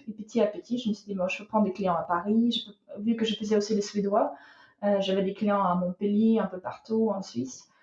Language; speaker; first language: French; non-native, fluent; Russian